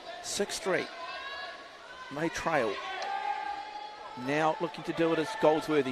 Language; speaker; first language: English; native; English